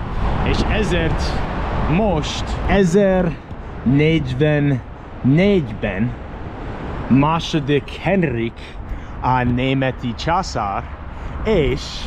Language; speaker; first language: Hungarian; non-native, learner; English